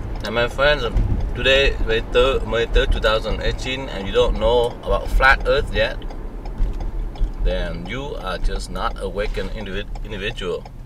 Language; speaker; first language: English; non-native, fluent; Vietnamese